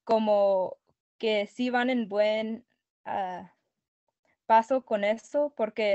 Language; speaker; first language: Spanish; early bilingual, other home language; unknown